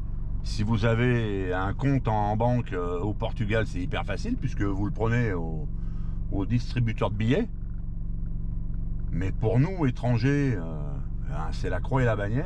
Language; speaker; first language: French; native; French